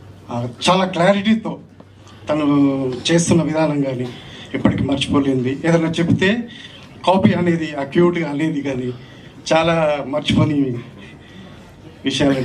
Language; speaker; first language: Telugu; native; Telugu